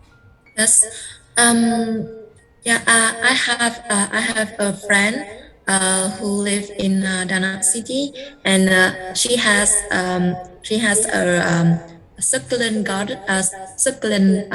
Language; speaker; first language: English; non-native, learner; Vietnamese